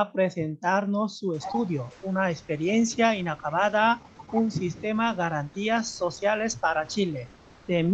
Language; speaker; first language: Spanish; non-native, fluent; Korean